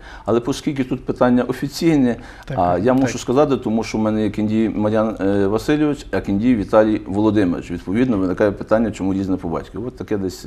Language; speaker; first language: Ukrainian; native; Ukrainian